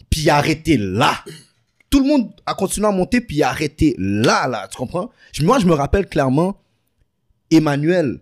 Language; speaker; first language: French; early bilingual, other home language; Haitian Creole